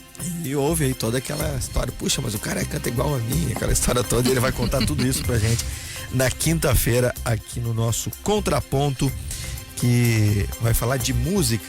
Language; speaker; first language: Portuguese; native; Portuguese